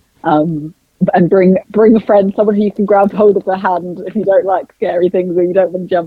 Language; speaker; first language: English; native; English